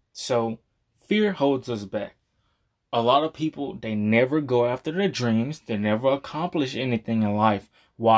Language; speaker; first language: English; native; English